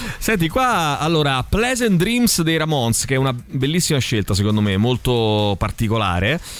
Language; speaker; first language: Italian; native; Italian